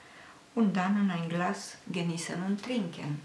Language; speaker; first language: German; non-native, fluent; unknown